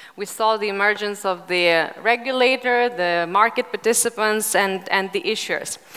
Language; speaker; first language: English; non-native, fluent; Lithuanian